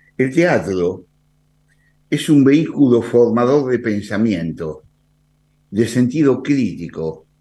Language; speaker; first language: Spanish; native; Spanish